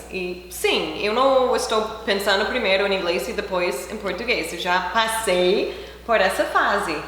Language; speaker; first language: Portuguese; non-native, fluent; English